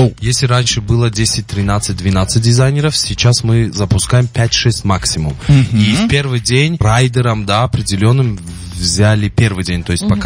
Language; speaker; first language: Russian; non-native, local second language; Tajik